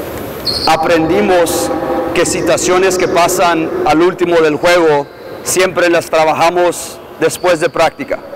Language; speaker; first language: Spanish; early bilingual, heritage; English